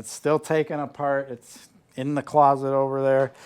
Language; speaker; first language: English; native; English